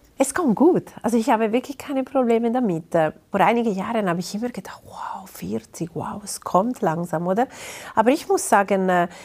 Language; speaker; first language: German; non-native, local second language; Italian